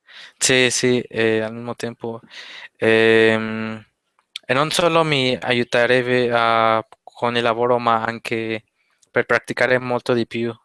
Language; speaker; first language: Italian; non-native, learner; Spanish